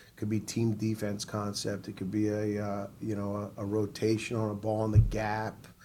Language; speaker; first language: English; native; English